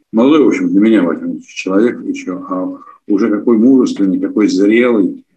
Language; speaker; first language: Russian; native; Russian